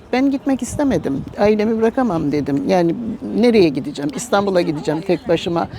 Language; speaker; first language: Turkish; native; Turkish